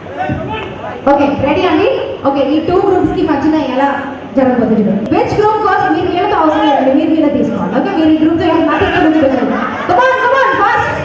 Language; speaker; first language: Telugu; native; Telugu